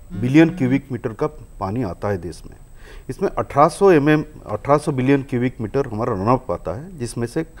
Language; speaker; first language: Hindi; non-native, local second language; Odia